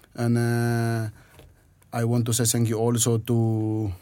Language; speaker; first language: English; non-native, fluent; Spanish